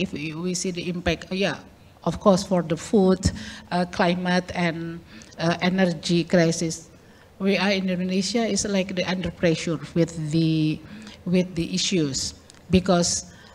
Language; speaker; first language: English; non-native, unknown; Indonesian